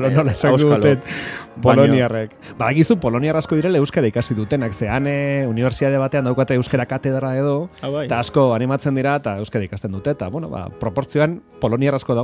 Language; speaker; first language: Basque; native; Basque